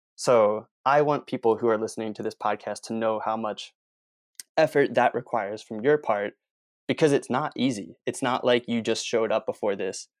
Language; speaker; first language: English; native; English